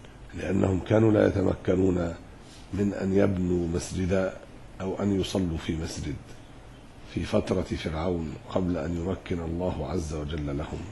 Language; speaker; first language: Arabic; native; Arabic